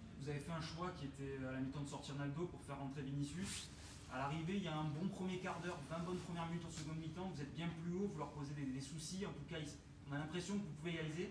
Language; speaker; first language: French; native; French